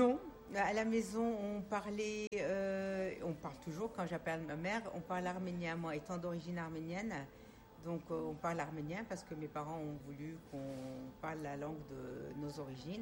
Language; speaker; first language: French; non-native, local second language; Armenian